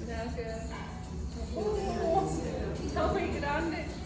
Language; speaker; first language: Spanish; non-native, fluent; German